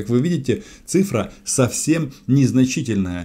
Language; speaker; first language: Russian; native; Russian